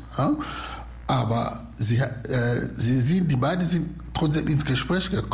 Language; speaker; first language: German; non-native, learner; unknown